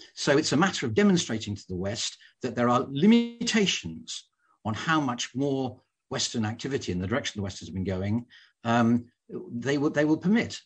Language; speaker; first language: English; native; English